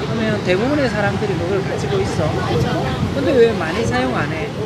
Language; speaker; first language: Korean; native; Korean